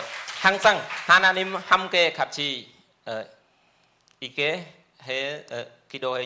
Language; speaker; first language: Korean; non-native, learner; Khmer